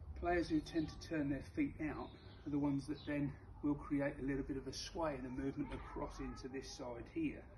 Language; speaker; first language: English; native; English